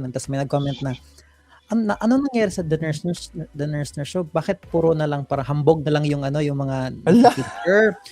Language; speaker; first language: Filipino; native; Filipino